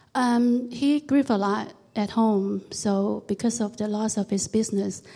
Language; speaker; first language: English; non-native, local second language; Cantonese